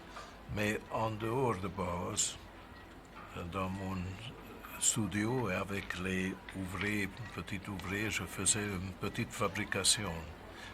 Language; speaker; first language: French; non-native, fluent; Hungarian